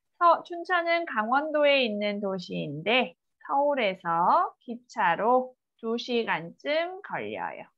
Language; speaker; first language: Korean; native; Korean